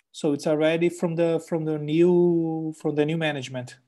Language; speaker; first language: English; non-native, fluent; Portuguese